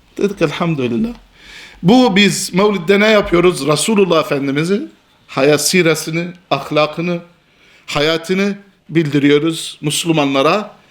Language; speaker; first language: Turkish; non-native, fluent; Albanian